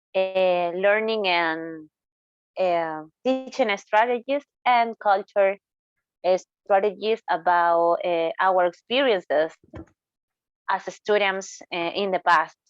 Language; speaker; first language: English; non-native, learner; Spanish